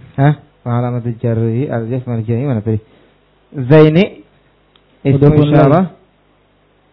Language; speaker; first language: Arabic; non-native, fluent; Indonesian